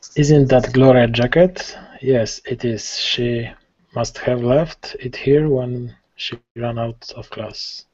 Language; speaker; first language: English; non-native, learner; Polish